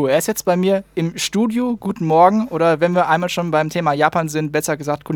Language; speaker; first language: German; native; German